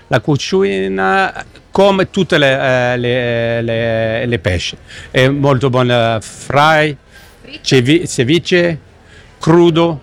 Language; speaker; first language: Italian; non-native, learner; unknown